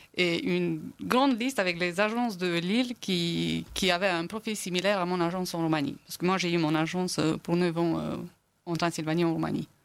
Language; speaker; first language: French; non-native, fluent; Romanian